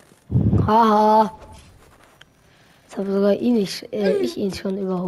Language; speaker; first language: German; native; German